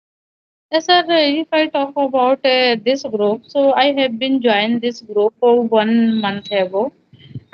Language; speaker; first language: English; non-native, learner; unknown